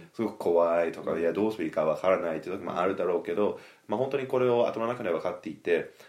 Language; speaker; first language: Japanese; non-native, fluent; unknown